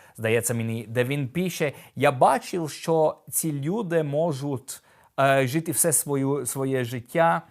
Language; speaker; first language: Ukrainian; non-native, fluent; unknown